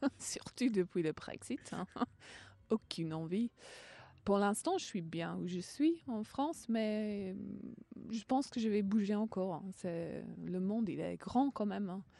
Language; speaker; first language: French; non-native, fluent; English